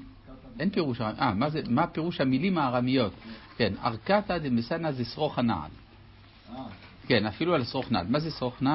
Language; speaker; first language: Hebrew; native; Hebrew